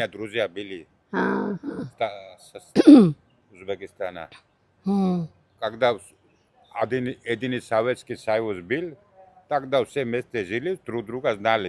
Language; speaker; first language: Russian; non-native, local second language; Georgian